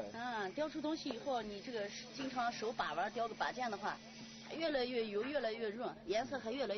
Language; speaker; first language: Chinese; native; Chinese